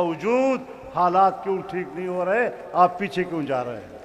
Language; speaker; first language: Urdu; non-native, local second language; Pashto